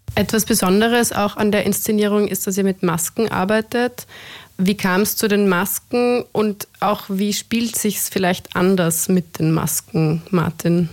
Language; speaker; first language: German; native; German